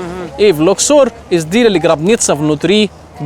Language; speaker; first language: Russian; non-native, learner; Arabic